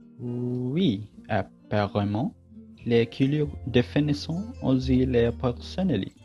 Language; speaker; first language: French; non-native, learner; Malay